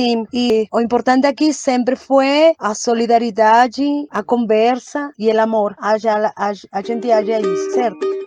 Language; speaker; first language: Portuguese; non-native, learner; Spanish